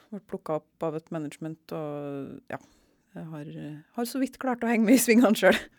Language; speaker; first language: Norwegian; native; Norwegian